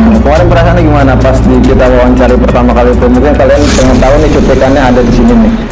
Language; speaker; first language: Indonesian; native; Indonesian